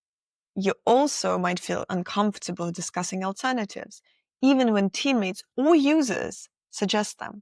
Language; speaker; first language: English; non-native, fluent; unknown